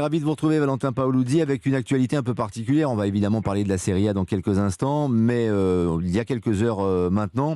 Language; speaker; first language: French; native; French